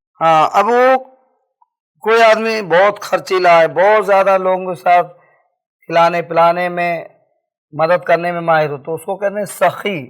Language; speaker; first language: Urdu; native; Urdu